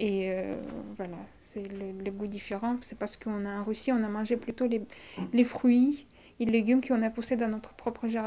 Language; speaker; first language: French; non-native, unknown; Russian